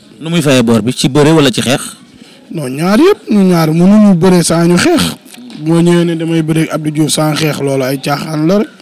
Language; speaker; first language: Wolof; native; Wolof